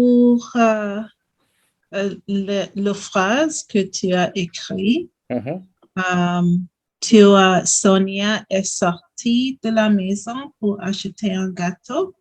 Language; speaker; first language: French; non-native, learner; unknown